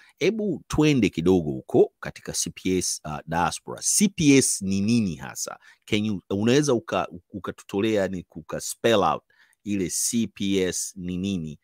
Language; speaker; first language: Swahili; native; Swahili